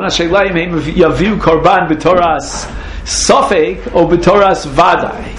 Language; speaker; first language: Hebrew; non-native, fluent; English